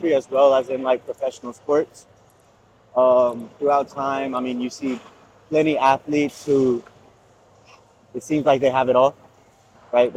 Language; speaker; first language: English; native; English